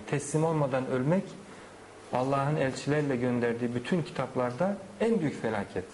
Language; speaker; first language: Turkish; native; Turkish